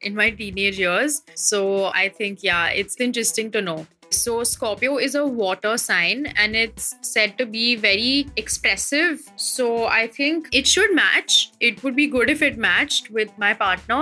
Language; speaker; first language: English; non-native, local second language; Hindi